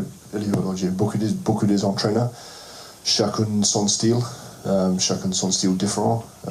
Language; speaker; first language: French; non-native, fluent; English